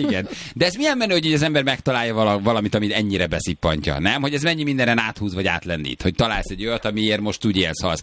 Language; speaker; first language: Hungarian; native; Hungarian